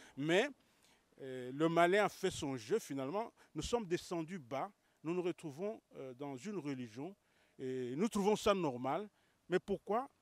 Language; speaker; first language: French; non-native, local second language; Lingala